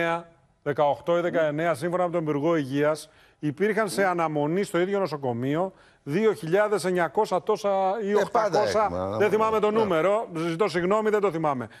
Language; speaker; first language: Greek; native; Greek